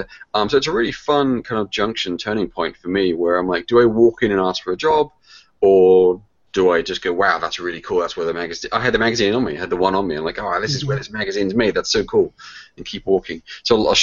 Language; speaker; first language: English; native; English